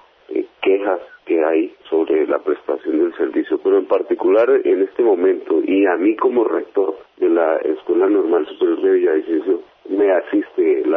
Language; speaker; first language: Spanish; native; Spanish